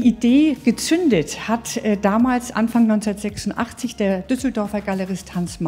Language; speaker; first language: German; native; German